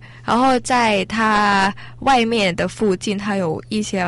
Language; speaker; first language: Chinese; non-native, learner; Thai